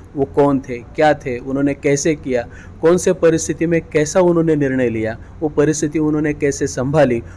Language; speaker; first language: Hindi; non-native, local second language; Marathi